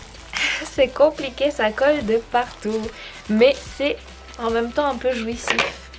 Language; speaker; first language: French; native; French